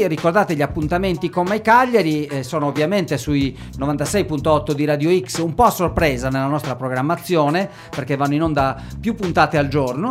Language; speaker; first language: Italian; native; Italian